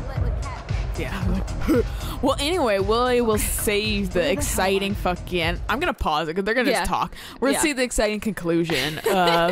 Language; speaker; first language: English; native; English